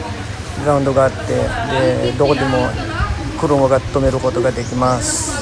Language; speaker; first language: Japanese; non-native, fluent; Filipino